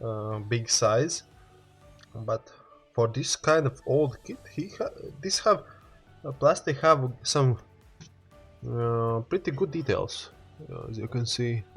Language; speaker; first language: English; non-native, learner; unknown